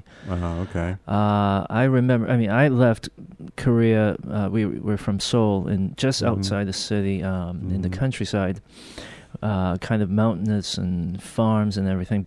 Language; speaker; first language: English; non-native, local second language; Korean